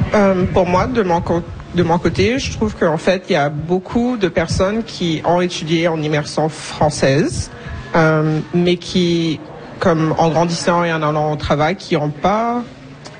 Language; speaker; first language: French; native; French